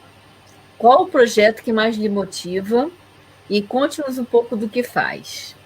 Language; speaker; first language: Portuguese; native; Portuguese